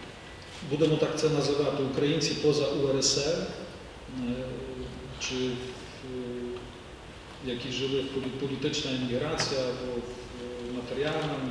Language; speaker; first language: Ukrainian; native; Ukrainian